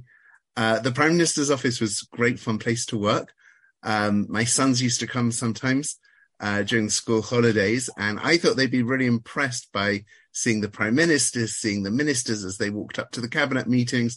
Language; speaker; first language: English; native; English